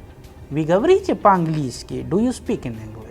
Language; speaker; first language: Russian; non-native, fluent; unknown